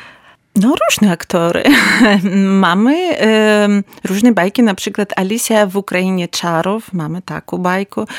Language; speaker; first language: Polish; non-native, learner; Ukrainian